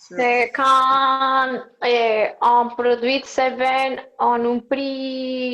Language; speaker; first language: French; non-native, learner; Spanish